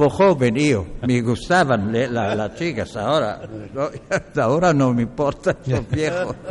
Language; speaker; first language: Spanish; non-native, learner; Arabic